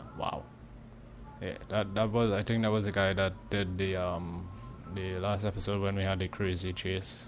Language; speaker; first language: English; native; English